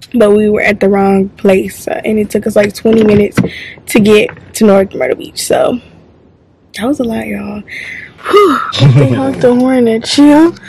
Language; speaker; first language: English; native; English